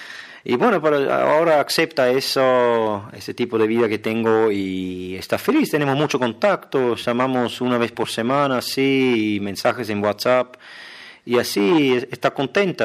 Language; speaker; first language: Spanish; non-native, fluent; German